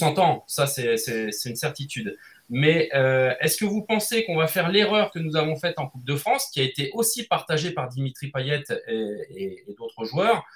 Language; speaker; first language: French; native; French